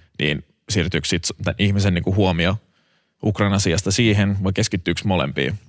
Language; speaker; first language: Finnish; native; Finnish